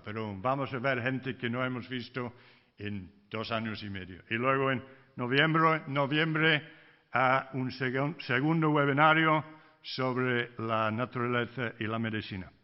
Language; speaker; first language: Spanish; non-native, fluent; English